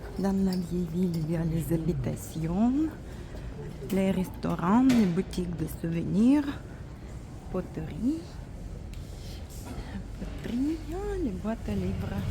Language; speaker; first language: French; non-native, fluent; Russian